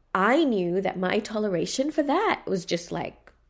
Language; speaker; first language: English; native; English